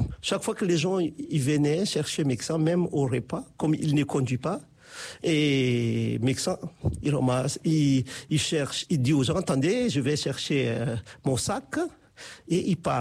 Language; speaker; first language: French; non-native, fluent; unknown